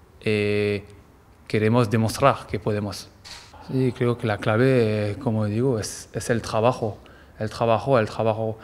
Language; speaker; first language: Spanish; non-native, learner; French